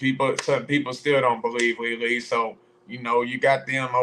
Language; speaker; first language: English; native; English